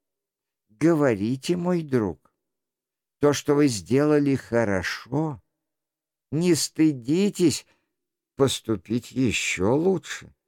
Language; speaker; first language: Russian; native; Russian